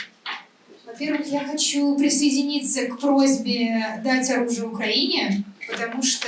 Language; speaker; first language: Russian; native; Russian